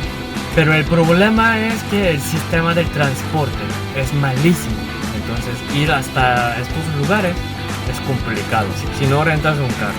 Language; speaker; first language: Spanish; non-native, learner; Korean